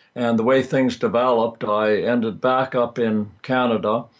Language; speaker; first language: English; native; English